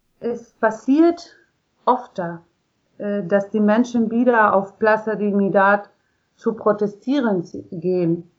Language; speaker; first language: German; non-native, learner; Spanish